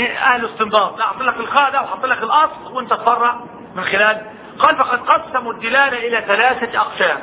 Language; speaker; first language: Arabic; native; Arabic